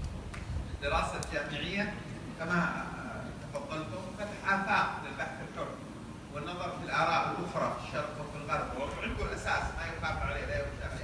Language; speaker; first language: Arabic; native; Arabic